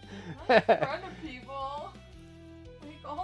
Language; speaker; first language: English; native; English